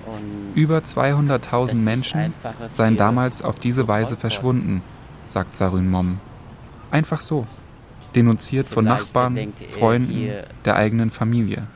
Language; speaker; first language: German; native; German